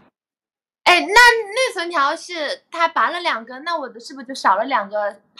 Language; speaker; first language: Chinese; native; Chinese